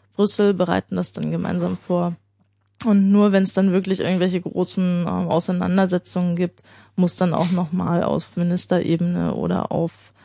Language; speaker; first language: German; native; German